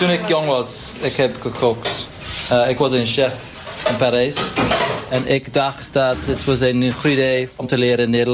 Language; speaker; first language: Dutch; non-native, learner; French